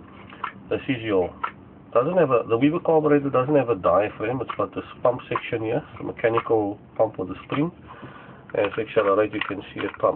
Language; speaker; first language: English; native; English